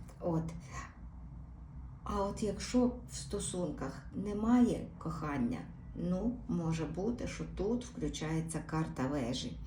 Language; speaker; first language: Ukrainian; native; Ukrainian